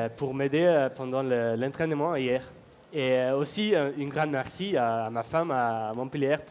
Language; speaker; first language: French; non-native, fluent; Norwegian